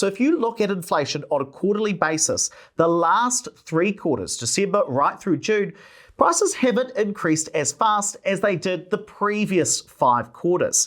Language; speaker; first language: English; native; English